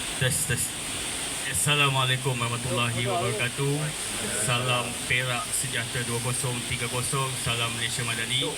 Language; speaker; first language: Malay; native; Malay